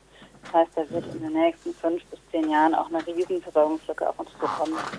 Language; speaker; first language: German; native; German